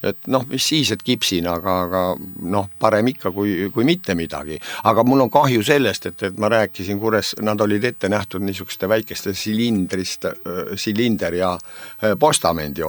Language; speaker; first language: Estonian; native; Estonian